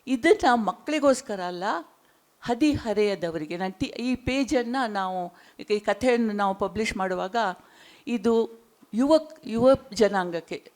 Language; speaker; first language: Kannada; non-native, local second language; Konkani